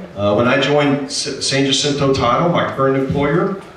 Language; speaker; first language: English; native; English